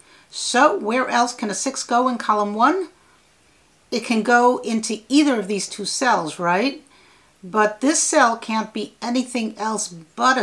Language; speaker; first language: English; native; English